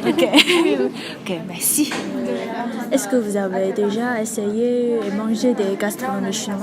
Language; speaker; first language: French; non-native, fluent; Chinese